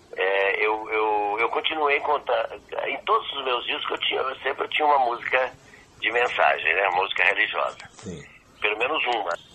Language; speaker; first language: Portuguese; native; Portuguese